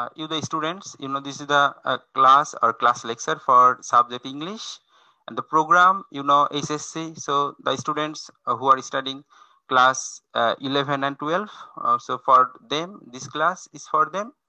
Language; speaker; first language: English; non-native, local second language; Bangla